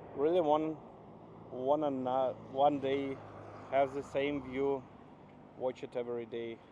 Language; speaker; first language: English; non-native, learner; Russian